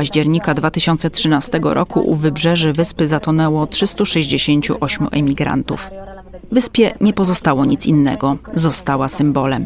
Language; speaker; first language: Polish; native; Polish